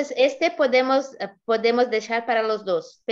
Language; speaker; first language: Spanish; non-native, fluent; Portuguese